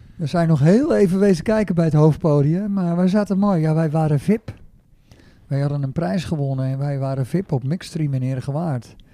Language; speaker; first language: Dutch; native; Dutch